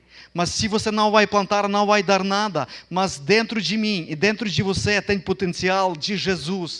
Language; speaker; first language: Portuguese; non-native, fluent; Ukrainian